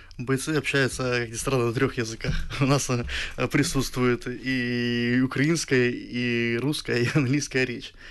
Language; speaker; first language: Russian; native; Russian